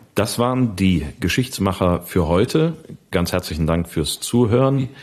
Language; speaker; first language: German; native; German